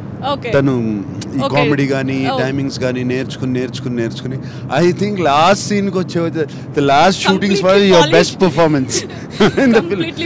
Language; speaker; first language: Telugu; native; Telugu